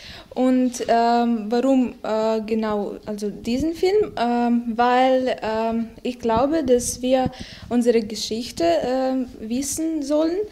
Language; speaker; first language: German; non-native, learner; Ukrainian